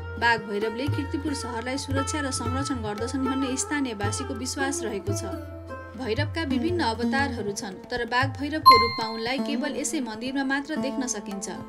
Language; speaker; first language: Nepali; native; Nepali